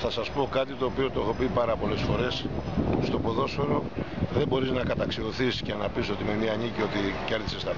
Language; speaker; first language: Greek; native; Greek